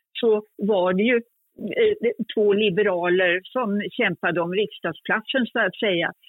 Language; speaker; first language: Swedish; native; Swedish